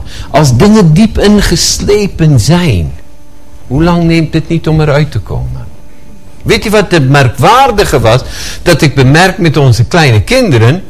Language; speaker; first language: Dutch; non-native, fluent; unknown